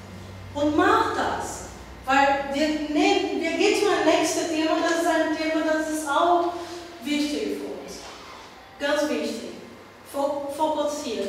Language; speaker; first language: German; non-native, learner; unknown